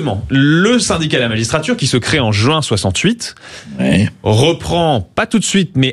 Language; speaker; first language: French; native; French